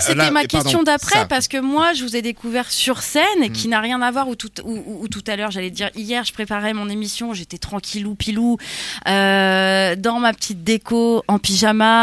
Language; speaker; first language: French; native; French